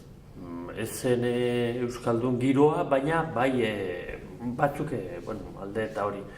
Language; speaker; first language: Basque; non-native, local second language; Spanish